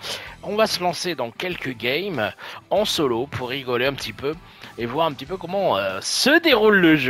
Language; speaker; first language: French; native; French